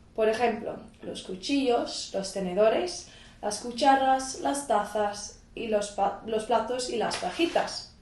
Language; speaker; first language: Spanish; non-native, fluent; English